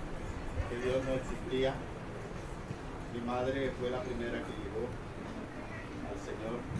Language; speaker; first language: Spanish; native; Spanish